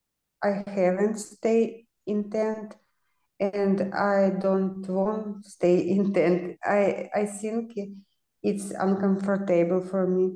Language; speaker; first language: English; non-native, learner; Ukrainian